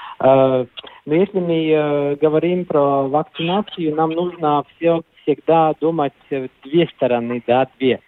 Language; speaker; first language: Russian; non-native, local second language; Latvian